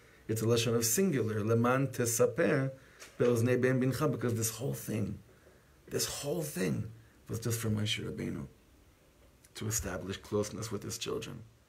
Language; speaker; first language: English; native; English